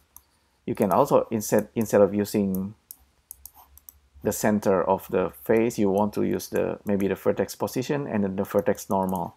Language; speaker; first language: English; non-native, fluent; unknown